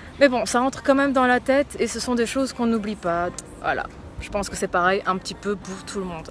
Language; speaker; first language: French; early bilingual, other home language; Portuguese